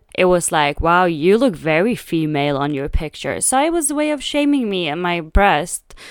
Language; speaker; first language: English; non-native, fluent; Swedish